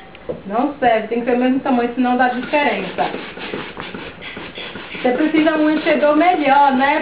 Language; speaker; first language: Portuguese; native; Portuguese